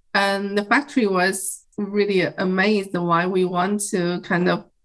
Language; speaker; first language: English; non-native, fluent; Chinese